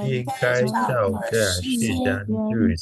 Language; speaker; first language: Chinese; non-native, learner; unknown